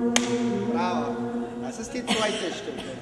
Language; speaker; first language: German; non-native, learner; Mongolian